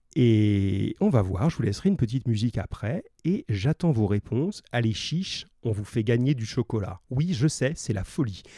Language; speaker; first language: French; native; French